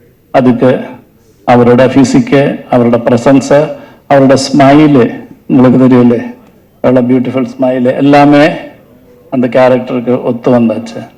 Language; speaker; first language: Tamil; non-native, learner; Malayalam